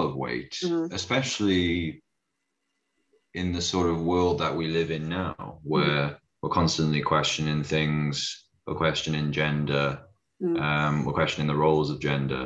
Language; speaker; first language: English; native; English